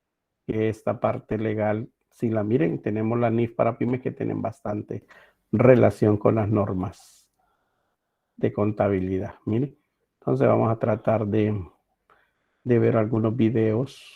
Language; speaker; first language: Spanish; native; Spanish